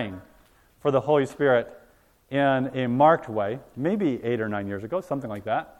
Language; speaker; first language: English; native; English